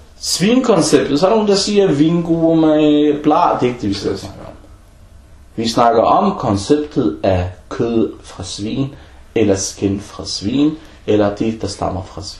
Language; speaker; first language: Danish; early bilingual, other home language; Arabic